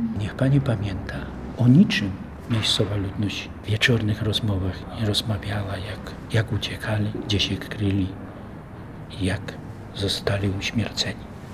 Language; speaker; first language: Polish; native; Polish